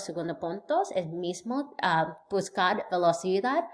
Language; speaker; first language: Spanish; non-native, learner; English